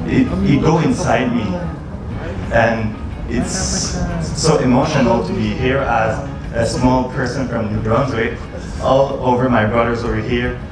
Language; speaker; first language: English; non-native, local second language; French